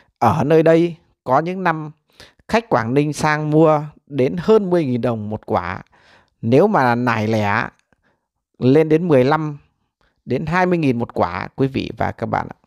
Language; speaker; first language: Vietnamese; native; Vietnamese